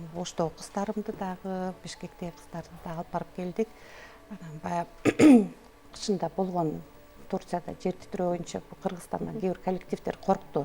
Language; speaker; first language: Kyrgyz; native; Kyrgyz